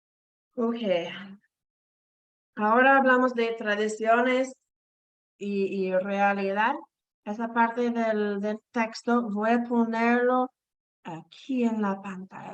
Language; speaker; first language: Spanish; non-native, fluent; English